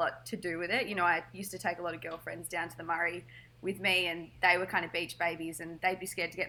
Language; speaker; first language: English; native; English